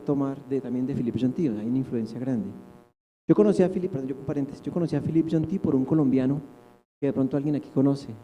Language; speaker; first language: Spanish; native; Spanish